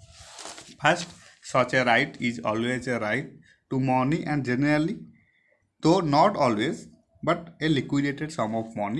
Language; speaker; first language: English; non-native, local second language; Hindi